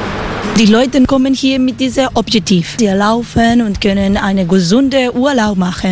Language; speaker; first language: German; non-native, learner; Spanish